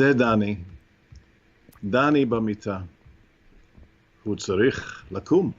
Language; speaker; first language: Hebrew; non-native, fluent; English